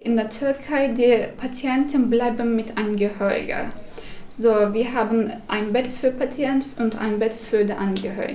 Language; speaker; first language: German; non-native, learner; Turkish